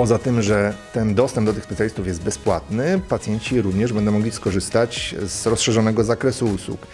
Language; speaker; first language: Polish; native; Polish